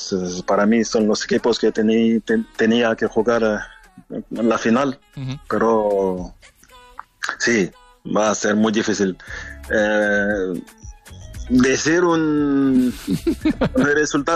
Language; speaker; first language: Spanish; non-native, fluent; French